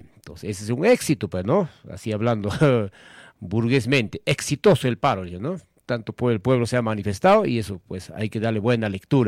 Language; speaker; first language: Spanish; native; Spanish